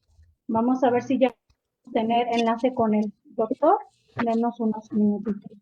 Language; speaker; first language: Spanish; native; Spanish